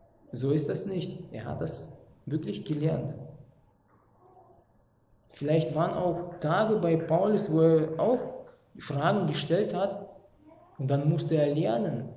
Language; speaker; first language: German; non-native, fluent; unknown